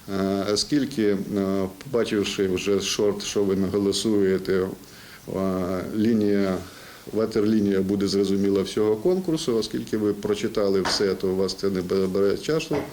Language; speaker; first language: Ukrainian; native; Ukrainian